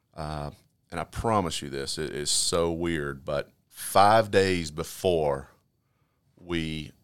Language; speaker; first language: English; native; English